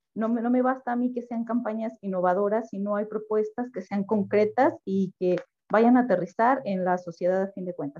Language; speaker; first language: Spanish; native; Spanish